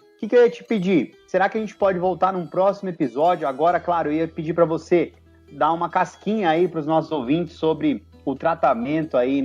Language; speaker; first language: Portuguese; native; Portuguese